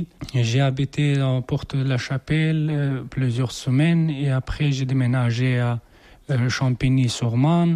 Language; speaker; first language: French; non-native, learner; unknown